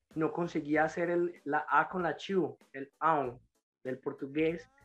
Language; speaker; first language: Spanish; native; Spanish